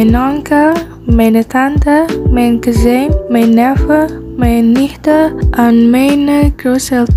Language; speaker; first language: German; non-native, learner; Indonesian